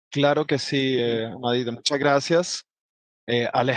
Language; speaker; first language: Spanish; native; Spanish